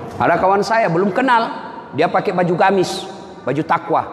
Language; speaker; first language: Indonesian; native; Indonesian